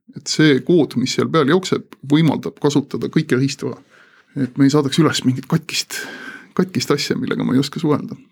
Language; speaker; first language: Estonian; native; Estonian